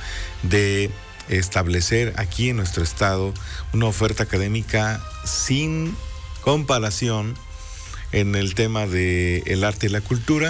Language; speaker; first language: Spanish; native; Spanish